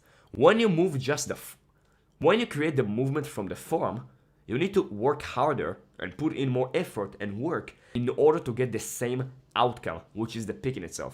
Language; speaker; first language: English; non-native, fluent; Hebrew